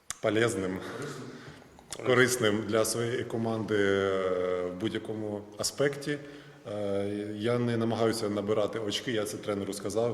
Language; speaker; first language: Ukrainian; non-native, local second language; Russian